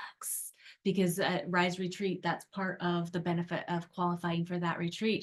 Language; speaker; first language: English; native; English